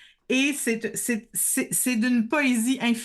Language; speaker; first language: French; native; French